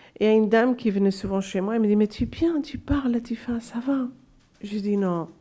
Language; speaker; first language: French; non-native, local second language; Arabic